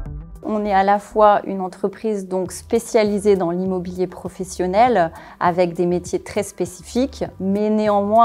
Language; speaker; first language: French; native; French